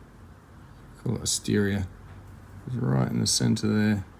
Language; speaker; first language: English; native; English